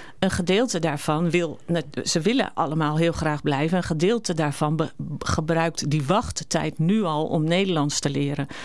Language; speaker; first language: Dutch; native; Dutch